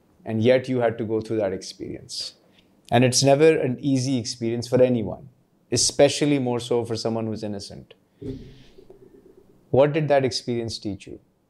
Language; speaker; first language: English; non-native, local second language; Urdu